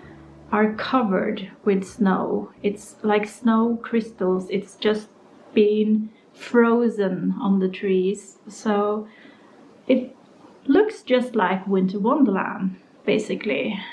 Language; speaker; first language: English; non-native, fluent; Norwegian